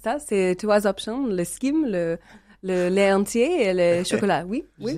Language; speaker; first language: French; non-native, learner; English